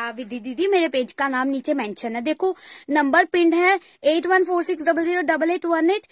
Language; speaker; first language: Hindi; native; Hindi